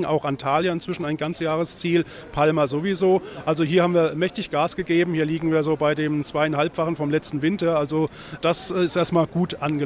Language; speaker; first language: German; native; German